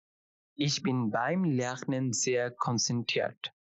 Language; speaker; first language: German; non-native, fluent; Bangla